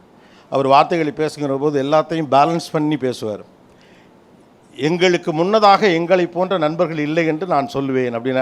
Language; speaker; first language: Tamil; native; Tamil